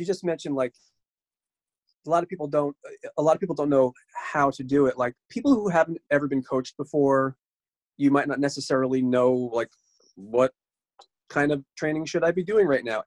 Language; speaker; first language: English; native; English